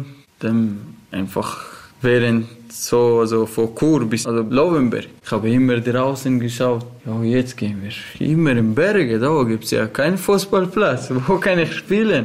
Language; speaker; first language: German; non-native, learner; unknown